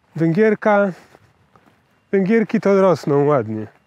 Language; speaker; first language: Polish; native; Polish